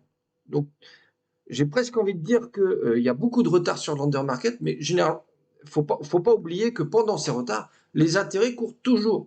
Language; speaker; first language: French; native; French